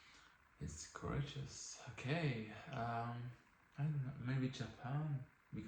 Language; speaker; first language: English; non-native, learner; French